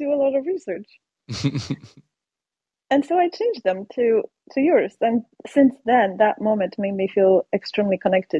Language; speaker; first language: English; non-native, fluent; Polish